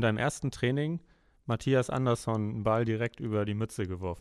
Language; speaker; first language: German; native; German